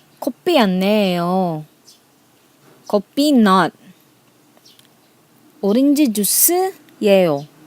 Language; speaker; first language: Korean; non-native, learner; Filipino